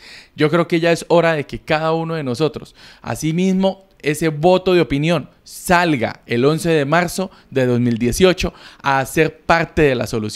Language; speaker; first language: Spanish; native; Spanish